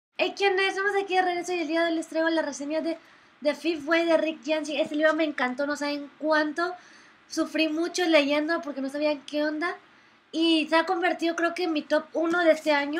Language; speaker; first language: Spanish; native; Spanish